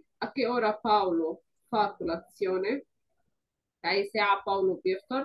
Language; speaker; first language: Italian; non-native, fluent; Arabic